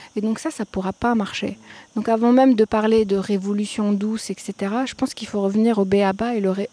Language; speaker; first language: French; non-native, local second language; Arabic